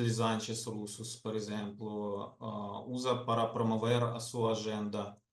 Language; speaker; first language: Portuguese; non-native, fluent; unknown